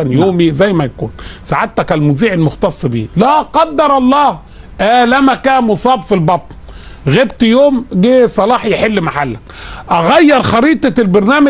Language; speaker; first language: Arabic; native; Arabic